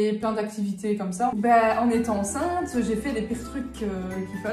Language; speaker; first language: French; native; French